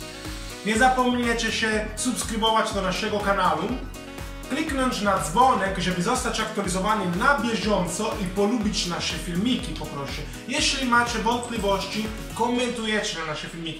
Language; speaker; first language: Polish; non-native, learner; Italian